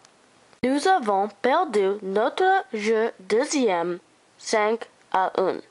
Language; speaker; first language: French; non-native, learner; English